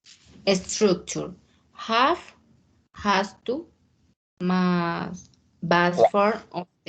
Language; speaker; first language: English; non-native, learner; Spanish